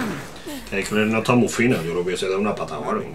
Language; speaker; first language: Spanish; native; Spanish